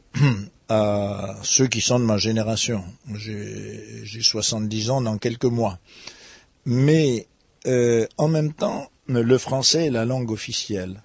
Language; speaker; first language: French; non-native, local second language; Lingala